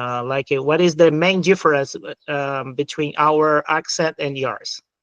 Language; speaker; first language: English; non-native, fluent; Portuguese